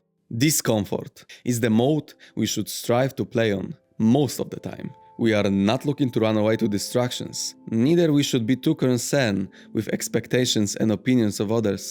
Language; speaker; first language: English; non-native, fluent; Polish